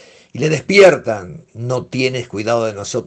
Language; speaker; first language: Spanish; native; Spanish